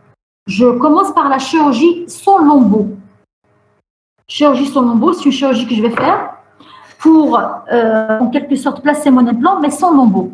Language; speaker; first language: French; non-native, local second language; Arabic